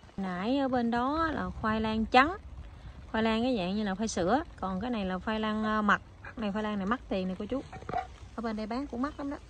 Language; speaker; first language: Vietnamese; native; Vietnamese